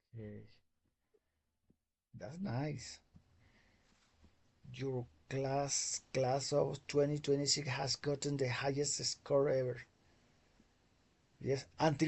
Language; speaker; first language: English; non-native, fluent; Spanish